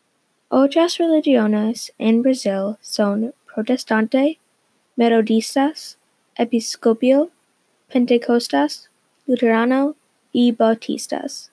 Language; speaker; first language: Spanish; non-native, learner; English